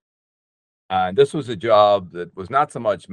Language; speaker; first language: English; native; English